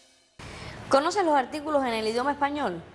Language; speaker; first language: Spanish; native; Spanish